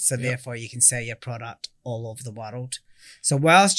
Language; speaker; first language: English; native; English